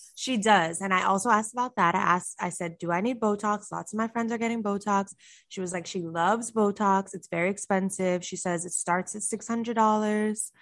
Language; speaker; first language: English; native; English